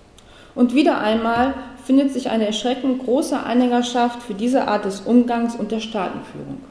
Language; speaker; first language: German; native; German